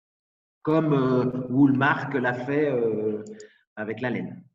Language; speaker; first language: French; native; French